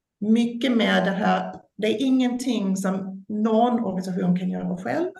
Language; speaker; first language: Swedish; non-native, fluent; English